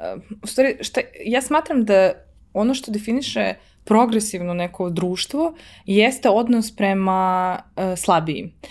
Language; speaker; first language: Serbian; early bilingual, heritage; Serbian